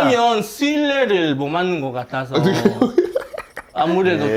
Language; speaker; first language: Korean; non-native, fluent; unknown